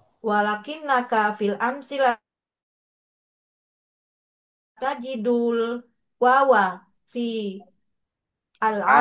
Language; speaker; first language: Arabic; non-native, learner; Indonesian